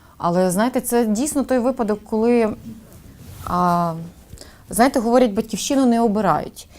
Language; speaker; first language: Ukrainian; non-native, local second language; Russian